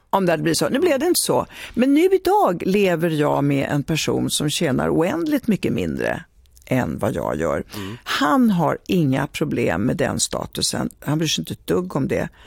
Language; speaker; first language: Swedish; early bilingual, other home language; Italian